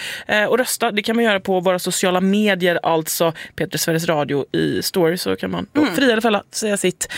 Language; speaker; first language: Swedish; native; Swedish